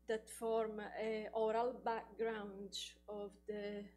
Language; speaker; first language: English; non-native, fluent; Italian